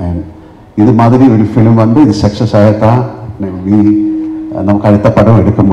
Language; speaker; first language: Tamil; non-native, learner; Malayalam